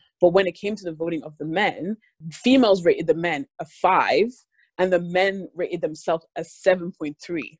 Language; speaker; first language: English; native; English